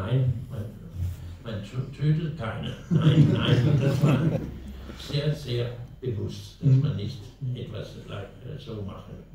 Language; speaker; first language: German; non-native, learner; Danish